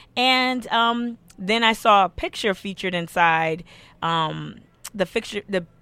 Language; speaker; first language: English; native; English